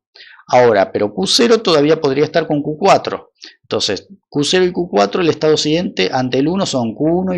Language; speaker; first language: Spanish; native; Spanish